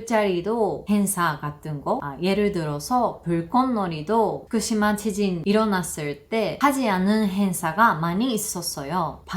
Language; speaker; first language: Korean; non-native, learner; Japanese